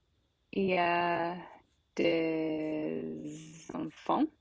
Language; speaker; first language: French; non-native, learner; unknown